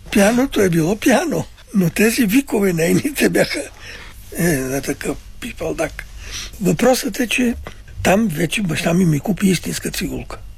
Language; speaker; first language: Bulgarian; early bilingual, other home language; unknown